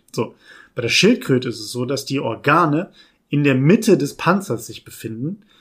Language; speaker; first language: German; native; German